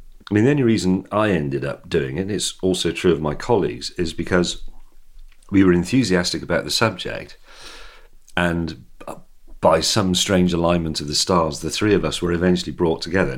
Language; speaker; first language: English; native; English